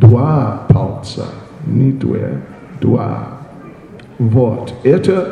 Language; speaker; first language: Russian; non-native, learner; English